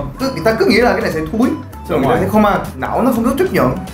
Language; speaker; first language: Vietnamese; non-native, fluent; Korean